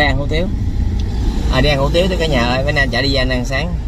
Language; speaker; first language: Vietnamese; native; Vietnamese